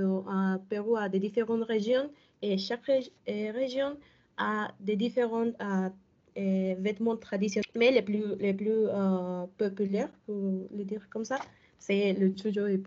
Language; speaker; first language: French; non-native, learner; Spanish